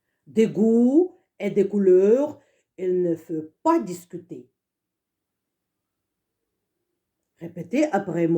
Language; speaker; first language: French; non-native, fluent; Russian